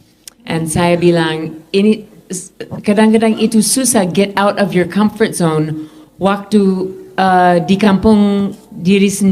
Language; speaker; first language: Indonesian; non-native, fluent; English